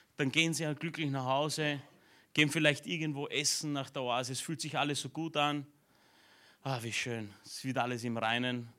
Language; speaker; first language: German; early bilingual, other home language; Romanian